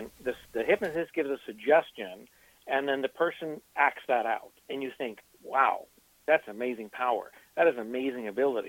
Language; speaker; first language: English; native; English